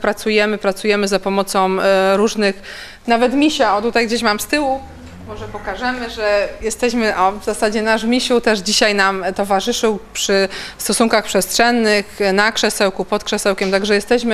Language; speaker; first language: Polish; native; Polish